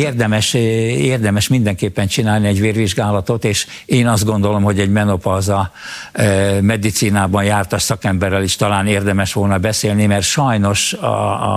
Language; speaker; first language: Hungarian; native; Hungarian